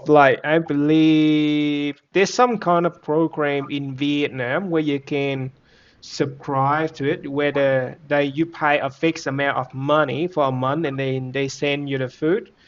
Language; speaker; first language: English; non-native, fluent; Vietnamese